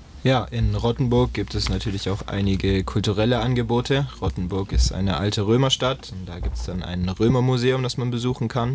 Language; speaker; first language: German; native; German